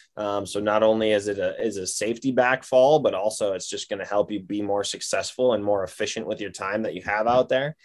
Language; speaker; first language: English; native; English